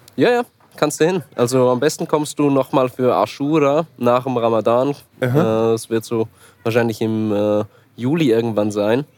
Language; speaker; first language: German; native; German